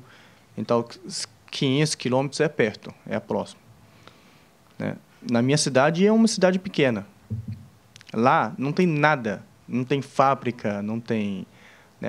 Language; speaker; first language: Portuguese; non-native, fluent; Chinese